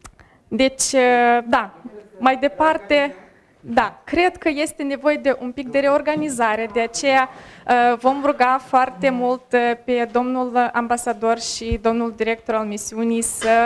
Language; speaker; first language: Romanian; native; Romanian